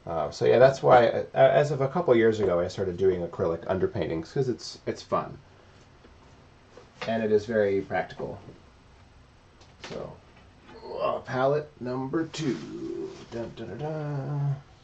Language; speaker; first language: English; native; English